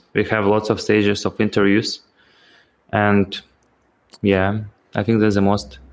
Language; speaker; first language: English; non-native, fluent; Ukrainian